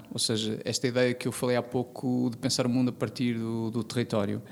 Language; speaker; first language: Portuguese; native; Portuguese